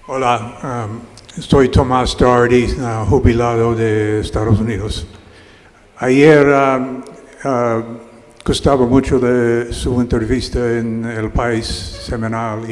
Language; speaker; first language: Spanish; non-native, learner; English